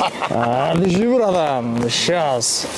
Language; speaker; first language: Russian; non-native, learner; Kyrgyz